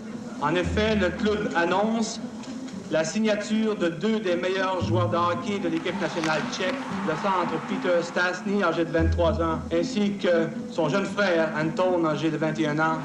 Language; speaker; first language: French; native; French